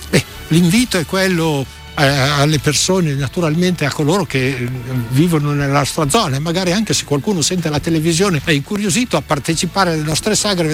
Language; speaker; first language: Italian; native; Italian